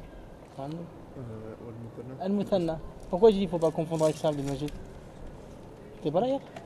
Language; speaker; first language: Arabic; non-native, fluent; French